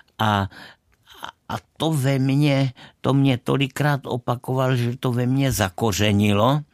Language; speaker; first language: Czech; native; Czech